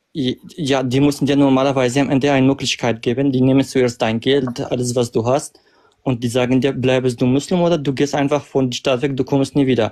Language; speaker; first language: German; non-native, learner; Kurdish